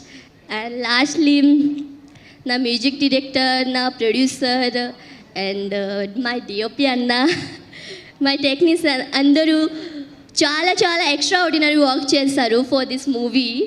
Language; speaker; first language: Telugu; early bilingual, heritage; Telugu